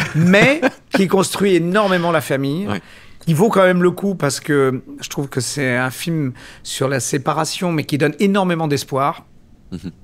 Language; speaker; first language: French; native; French